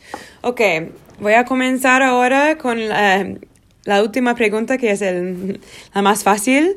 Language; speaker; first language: Spanish; non-native, learner; Portuguese